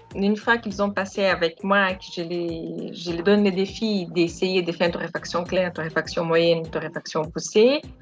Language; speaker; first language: French; non-native, fluent; Portuguese